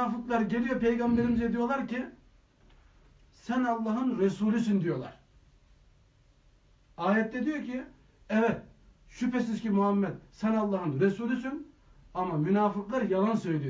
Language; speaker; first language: Turkish; native; Turkish